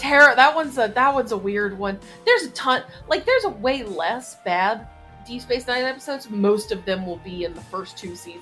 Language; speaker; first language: English; native; English